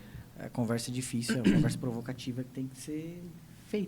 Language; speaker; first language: Portuguese; native; Portuguese